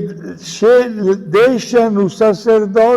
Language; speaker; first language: Portuguese; non-native, fluent; Italian